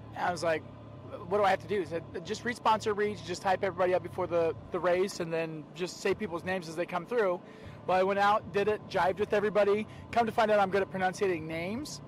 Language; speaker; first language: English; native; English